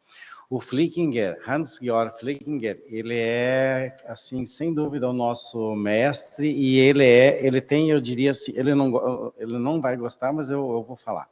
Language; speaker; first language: Portuguese; native; Portuguese